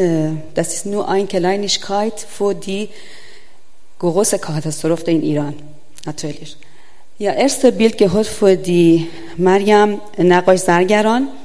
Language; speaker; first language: German; non-native, learner; Persian